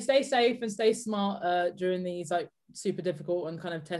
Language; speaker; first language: English; native; English